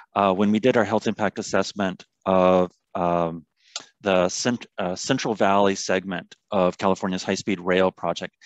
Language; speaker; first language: English; native; English